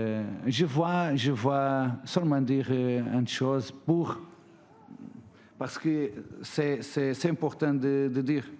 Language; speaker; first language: French; non-native, fluent; Portuguese